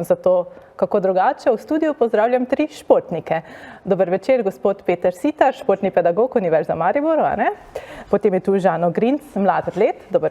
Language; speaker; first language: Slovenian; native; Slovenian